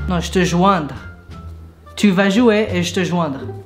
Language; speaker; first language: French; early bilingual, other home language; English